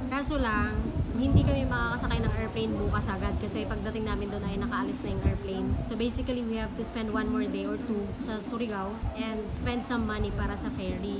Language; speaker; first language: Filipino; native; Filipino